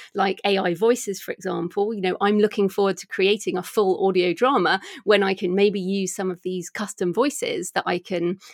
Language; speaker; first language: English; native; English